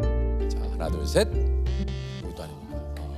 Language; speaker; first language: Korean; native; Korean